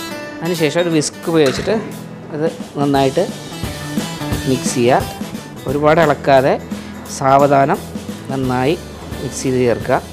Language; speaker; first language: Malayalam; native; Malayalam